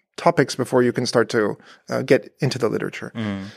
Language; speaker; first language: English; native; English